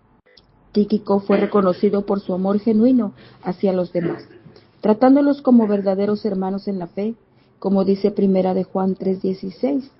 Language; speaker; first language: Spanish; native; Spanish